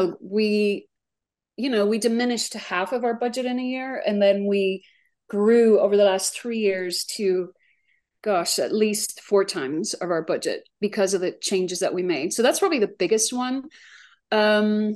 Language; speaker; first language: English; native; English